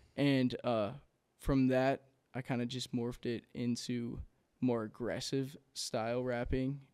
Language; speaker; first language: English; native; English